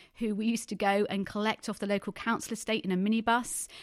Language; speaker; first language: English; native; English